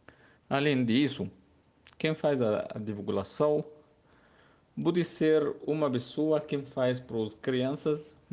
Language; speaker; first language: Portuguese; non-native, learner; Arabic